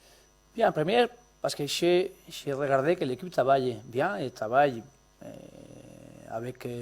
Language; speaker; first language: French; non-native, learner; Spanish